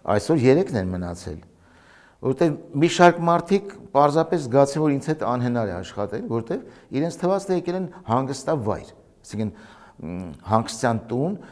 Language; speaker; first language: Armenian; native; Armenian